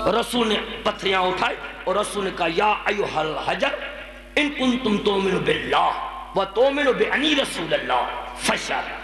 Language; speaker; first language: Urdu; non-native, local second language; Sindhi